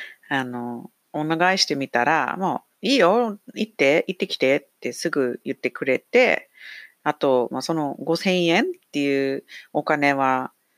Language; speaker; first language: Japanese; non-native, fluent; English